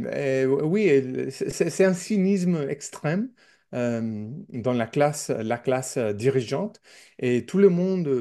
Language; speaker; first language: French; non-native, learner; English